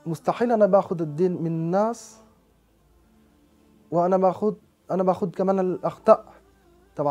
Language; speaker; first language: Arabic; non-native, fluent; French